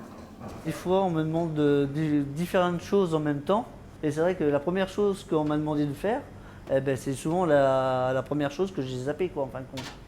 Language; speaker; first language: French; native; French